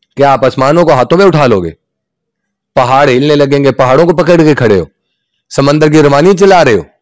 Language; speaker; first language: Urdu; non-native, local second language; Punjabi